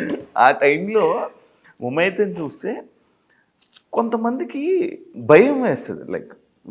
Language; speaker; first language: Telugu; native; Telugu